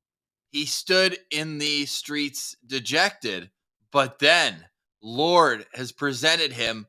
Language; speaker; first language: English; native; English